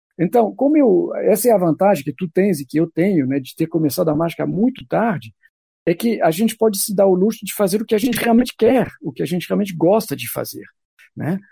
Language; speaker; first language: Portuguese; non-native, fluent; French